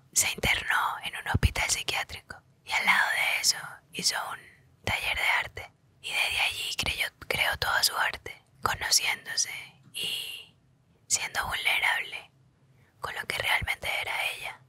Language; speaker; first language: Spanish; native; Spanish